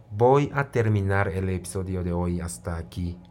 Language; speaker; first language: Spanish; non-native, fluent; Japanese